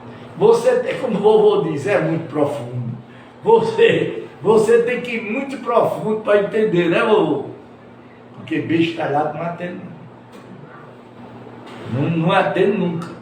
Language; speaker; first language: Portuguese; native; Portuguese